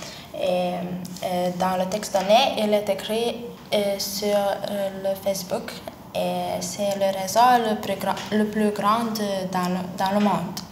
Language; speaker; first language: French; non-native, learner; Lithuanian